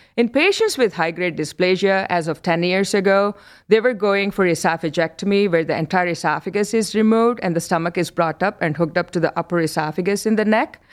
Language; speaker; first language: English; non-native, local second language; Telugu